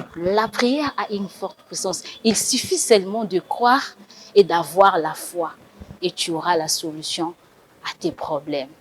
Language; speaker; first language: French; non-native, local second language; Lingala